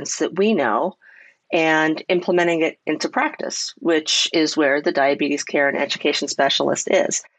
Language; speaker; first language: English; native; English